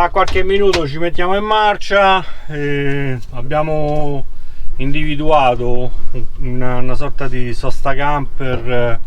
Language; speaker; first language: Italian; native; Italian